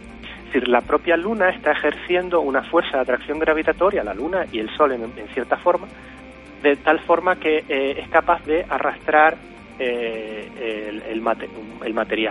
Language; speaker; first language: Spanish; native; Spanish